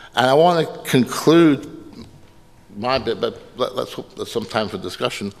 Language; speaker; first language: English; native; English